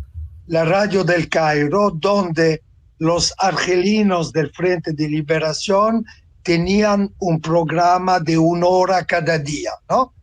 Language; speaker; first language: Spanish; non-native, fluent; Italian